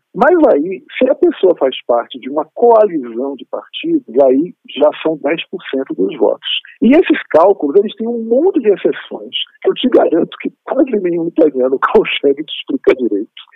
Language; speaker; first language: Portuguese; native; Portuguese